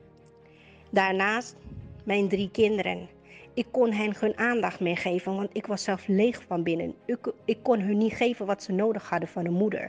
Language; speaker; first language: Dutch; native; Dutch